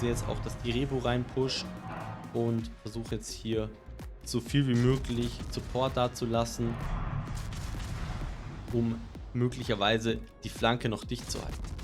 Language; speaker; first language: German; native; German